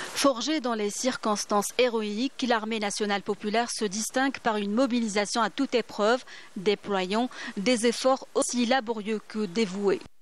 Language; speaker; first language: French; non-native, local second language; Arabic